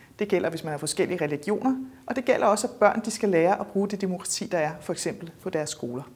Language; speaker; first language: Danish; native; Danish